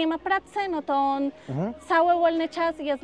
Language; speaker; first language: Polish; non-native, learner; Spanish